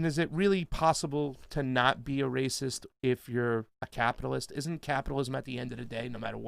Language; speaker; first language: English; native; English